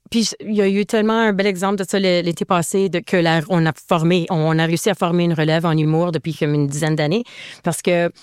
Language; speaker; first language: French; native; French